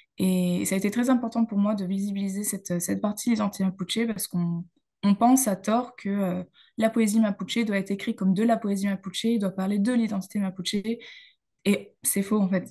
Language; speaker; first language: French; native; French